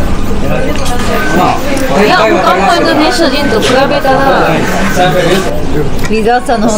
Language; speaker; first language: Japanese; native; Japanese